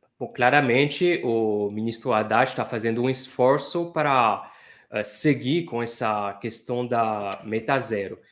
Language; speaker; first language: Portuguese; non-native, fluent; French